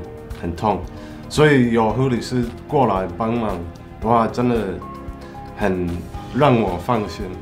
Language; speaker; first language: Chinese; non-native, fluent; English